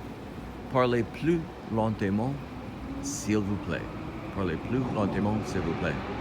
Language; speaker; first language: French; non-native, learner; English